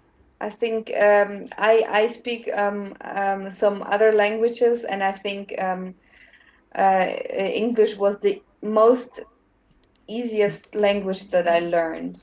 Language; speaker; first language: English; non-native, fluent; German